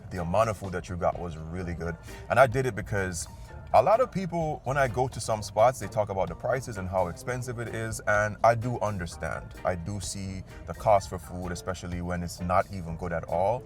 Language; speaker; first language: English; native; English